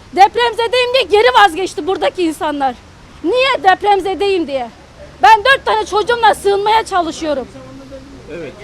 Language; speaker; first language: Turkish; native; Turkish